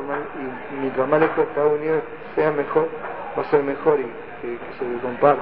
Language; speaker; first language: Spanish; native; Spanish